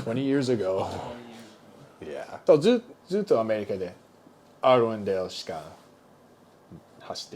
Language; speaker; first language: Japanese; non-native, learner; English